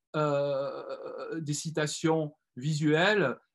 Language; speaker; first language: French; native; French